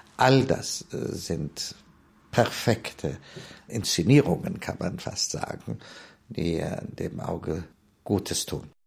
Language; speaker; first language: German; non-native, fluent; Italian